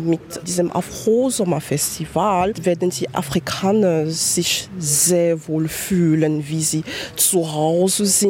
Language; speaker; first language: German; non-native, fluent; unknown